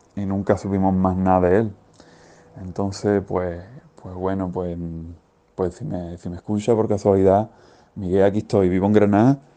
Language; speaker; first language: Spanish; native; Spanish